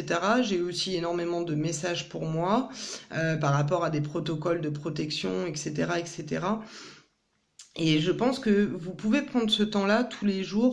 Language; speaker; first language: French; native; French